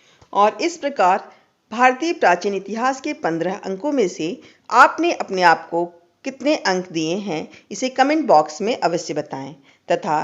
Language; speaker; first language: Hindi; native; Hindi